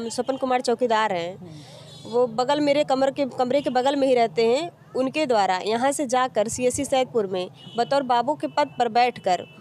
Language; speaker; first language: Hindi; native; Hindi